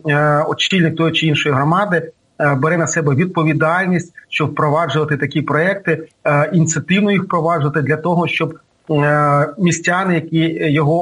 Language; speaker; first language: Ukrainian; native; Ukrainian